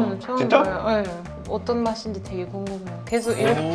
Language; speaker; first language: Korean; non-native, fluent; French